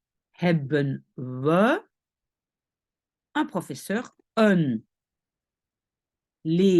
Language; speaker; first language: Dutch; non-native, fluent; French